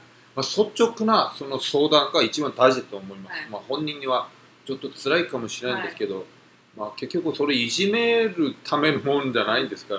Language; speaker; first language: Japanese; non-native, fluent; Korean